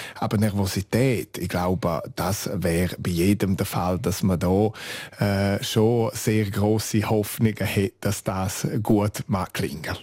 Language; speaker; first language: German; non-native, local second language; Romansh